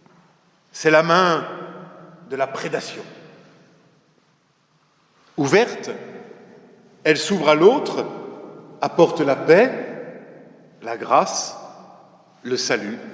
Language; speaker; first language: French; native; French